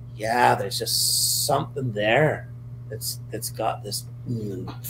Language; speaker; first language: English; native; English